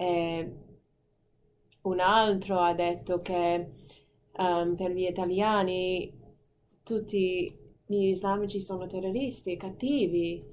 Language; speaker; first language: Italian; non-native, fluent; English